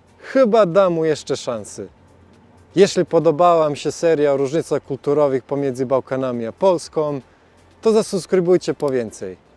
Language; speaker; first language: Polish; non-native, fluent; Serbian